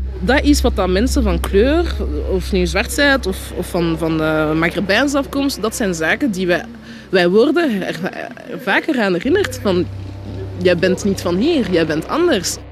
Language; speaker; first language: Dutch; early bilingual, other home language; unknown